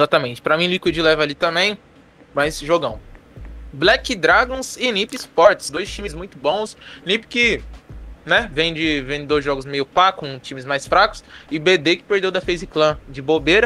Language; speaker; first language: Portuguese; native; Portuguese